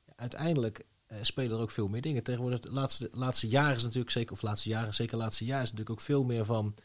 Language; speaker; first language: Dutch; native; Dutch